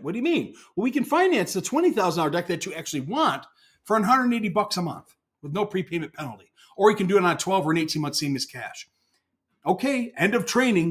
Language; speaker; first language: English; native; English